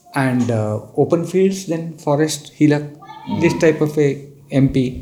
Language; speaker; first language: English; non-native, local second language; Marathi